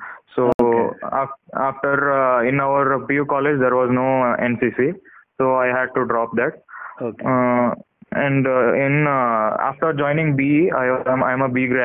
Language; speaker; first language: English; non-native, local second language; Kannada